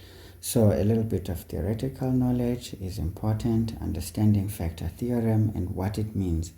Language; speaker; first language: English; non-native, local second language; Xhosa